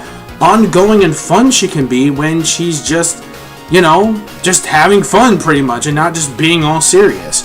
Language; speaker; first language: English; native; English